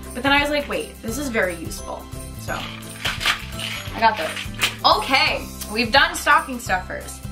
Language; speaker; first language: English; native; English